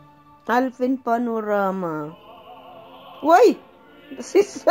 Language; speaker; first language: German; non-native, learner; Filipino